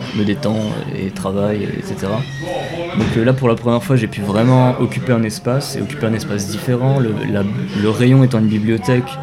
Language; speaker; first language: French; native; French